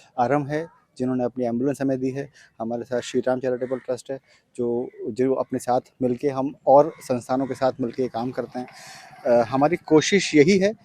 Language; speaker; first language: Hindi; non-native, local second language; Gujarati